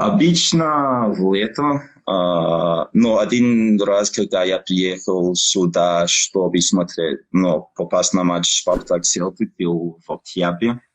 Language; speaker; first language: Russian; non-native, learner; English